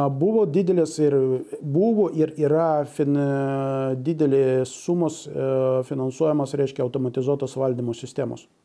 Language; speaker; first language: Lithuanian; non-native, local second language; Russian